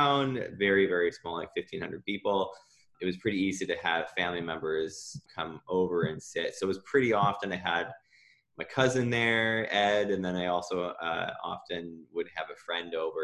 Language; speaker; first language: English; native; English